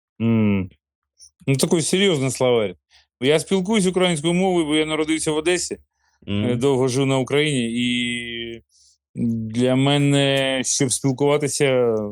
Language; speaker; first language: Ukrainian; non-native, local second language; Russian